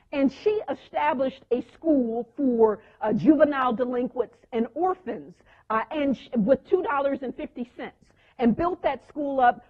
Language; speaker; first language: English; native; English